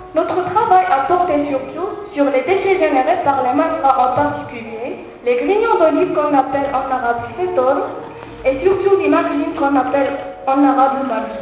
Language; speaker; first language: French; non-native, local second language; Arabic